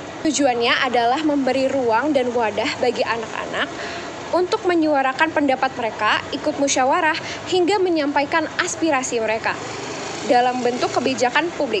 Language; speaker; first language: Indonesian; native; Indonesian